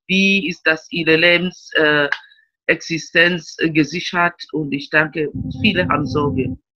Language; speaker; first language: German; non-native, fluent; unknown